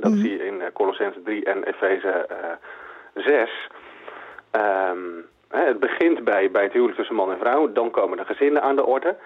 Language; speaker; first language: Dutch; native; Dutch